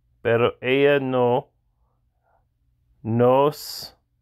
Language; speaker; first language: Spanish; non-native, learner; English